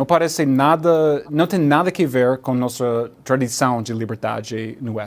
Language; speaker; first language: Portuguese; non-native, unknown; English